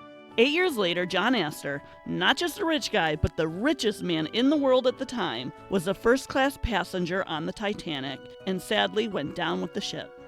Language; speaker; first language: English; native; English